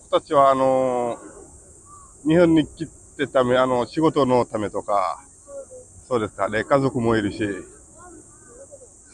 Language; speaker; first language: Japanese; non-native, fluent; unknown